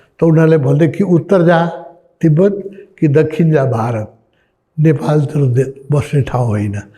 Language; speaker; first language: Nepali; native; Nepali